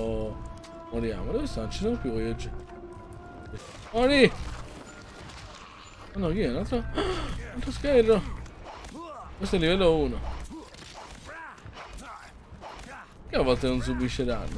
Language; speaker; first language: Italian; native; Italian